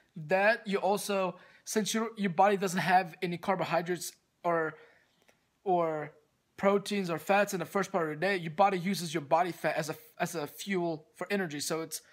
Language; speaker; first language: English; early bilingual, other home language; Russian